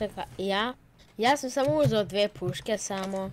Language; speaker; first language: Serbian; early bilingual, heritage; Serbian